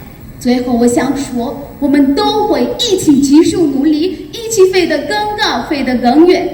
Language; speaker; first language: Chinese; non-native, learner; Hindi